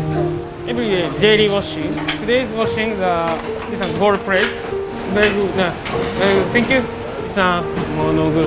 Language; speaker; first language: English; non-native, learner; Japanese